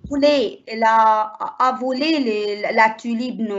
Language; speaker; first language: French; non-native, learner; Arabic